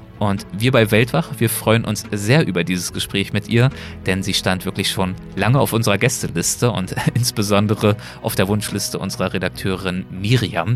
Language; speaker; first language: German; native; German